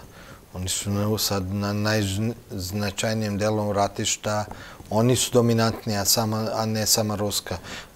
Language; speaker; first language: Croatian; native; Croatian